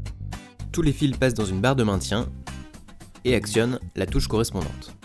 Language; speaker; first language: French; native; French